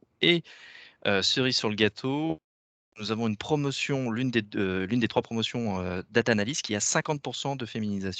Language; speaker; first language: French; native; French